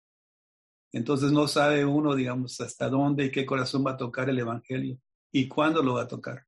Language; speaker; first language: Spanish; native; Spanish